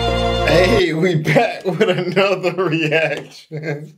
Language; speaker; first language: English; native; English